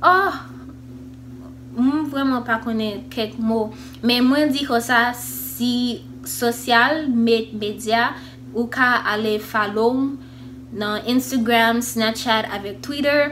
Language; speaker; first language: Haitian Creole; early bilingual, heritage; English